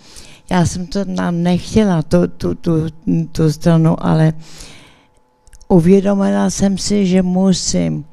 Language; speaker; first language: Czech; early bilingual, heritage; English